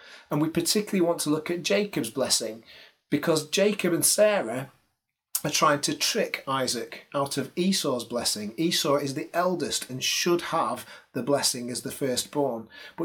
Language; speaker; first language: English; native; English